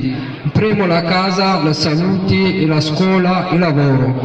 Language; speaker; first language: Italian; non-native, fluent; Arabic